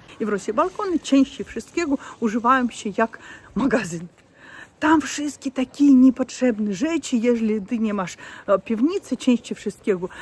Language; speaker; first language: Polish; non-native, learner; Russian